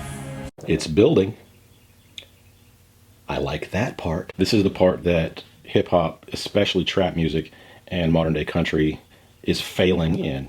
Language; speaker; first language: English; native; English